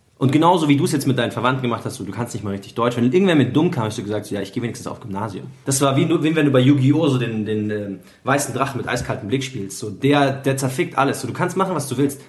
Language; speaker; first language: German; early bilingual, other home language; Arabic